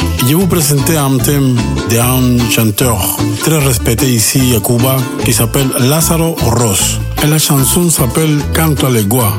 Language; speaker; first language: French; non-native, learner; Spanish